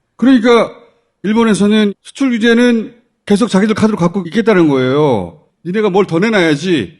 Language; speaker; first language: Korean; native; Korean